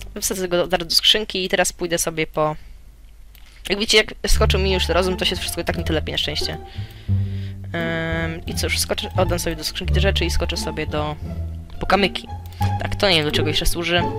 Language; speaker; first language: Polish; native; Polish